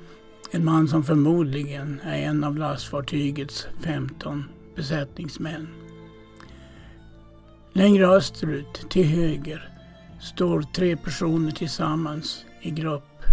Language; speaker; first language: Swedish; native; Swedish